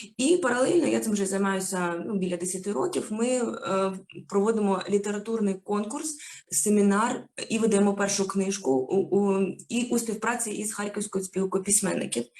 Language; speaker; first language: Ukrainian; native; Ukrainian